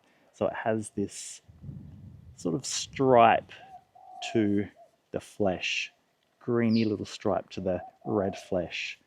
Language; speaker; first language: English; native; English